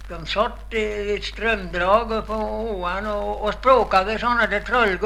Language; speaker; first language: Swedish; native; Swedish